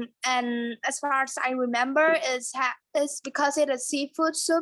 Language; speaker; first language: English; non-native, learner; Vietnamese